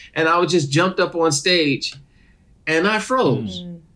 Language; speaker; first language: English; native; English